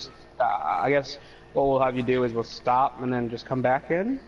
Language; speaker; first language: English; native; English